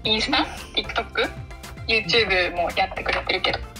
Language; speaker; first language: Japanese; native; Japanese